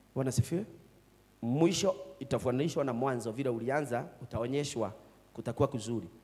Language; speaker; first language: Swahili; non-native, local second language; Kikuyu